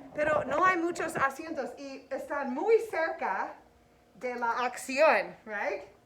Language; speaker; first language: Spanish; non-native, fluent; English